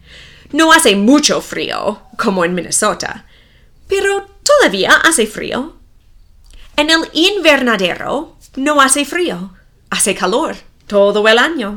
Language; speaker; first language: Spanish; non-native, fluent; English